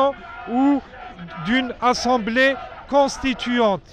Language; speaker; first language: French; non-native, local second language; Arabic